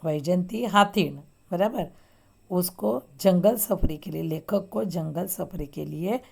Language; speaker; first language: Hindi; non-native, local second language; Marathi